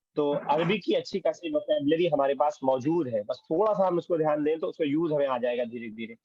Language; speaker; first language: Urdu; native; Urdu